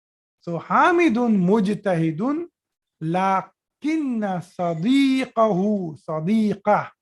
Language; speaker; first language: Arabic; non-native, fluent; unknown